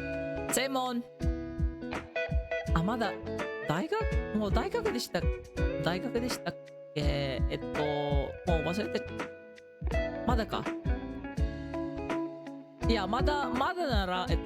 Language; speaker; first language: Japanese; non-native, fluent; English